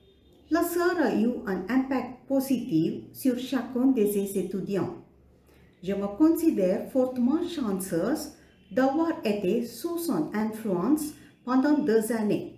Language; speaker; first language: French; non-native, fluent; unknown